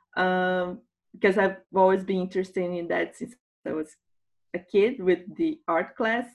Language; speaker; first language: English; non-native, fluent; Portuguese